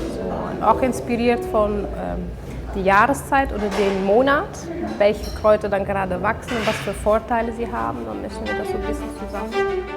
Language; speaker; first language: German; non-native, fluent; Dutch